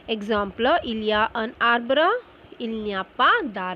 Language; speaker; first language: French; non-native, fluent; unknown